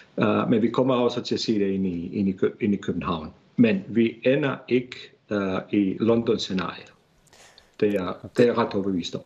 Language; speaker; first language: Danish; non-native, fluent; Bosnian